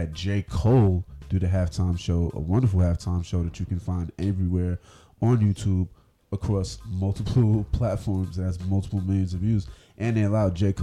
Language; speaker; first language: English; native; English